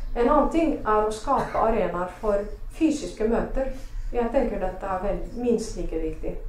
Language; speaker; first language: Norwegian; non-native, fluent; Arabic